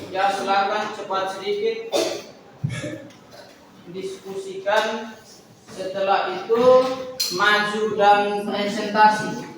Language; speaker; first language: Indonesian; native; Indonesian